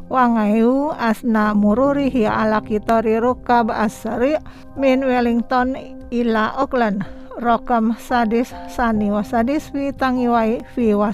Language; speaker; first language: Arabic; non-native, fluent; Indonesian